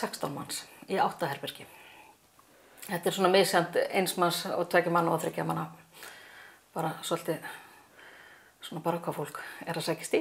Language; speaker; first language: Icelandic; native; Icelandic